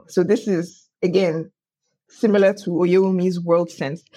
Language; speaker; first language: English; non-native, local second language; Yoruba